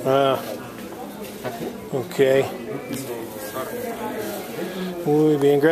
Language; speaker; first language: Spanish; non-native, learner; English